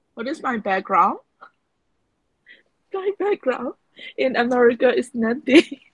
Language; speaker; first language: English; non-native, fluent; Burmese